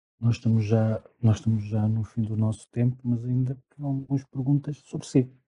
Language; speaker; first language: Portuguese; native; Portuguese